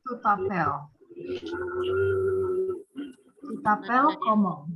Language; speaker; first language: French; non-native, learner; Indonesian